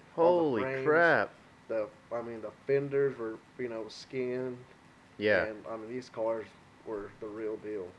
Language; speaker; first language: English; native; English